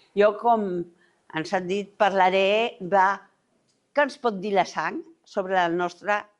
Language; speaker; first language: Catalan; non-native, local second language; Spanish